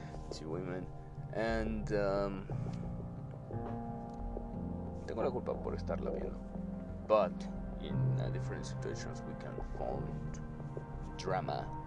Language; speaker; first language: English; non-native, learner; Spanish